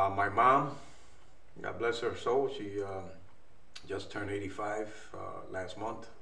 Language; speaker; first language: English; native; English